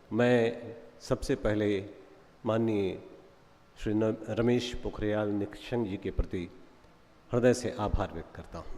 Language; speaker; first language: Hindi; native; Hindi